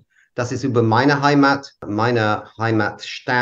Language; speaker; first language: German; non-native, learner; English